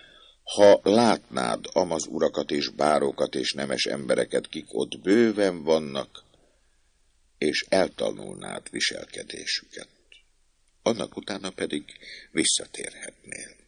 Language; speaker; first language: Hungarian; native; Hungarian